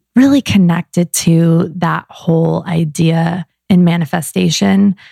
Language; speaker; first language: English; native; English